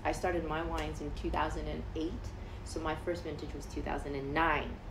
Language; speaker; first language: English; early bilingual, other home language; Chinese